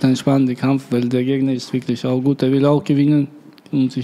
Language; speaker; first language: German; non-native, learner; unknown